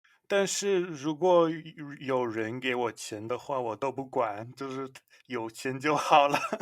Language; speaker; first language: Chinese; non-native, fluent; English